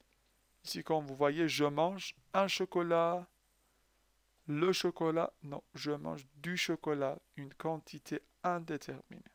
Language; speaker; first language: French; non-native, fluent; Persian